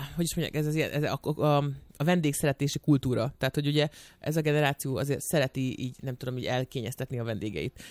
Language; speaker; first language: Hungarian; native; Hungarian